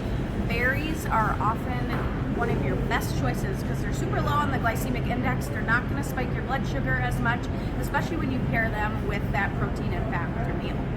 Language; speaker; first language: English; native; English